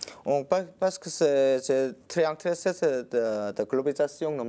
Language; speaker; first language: French; non-native, learner; Korean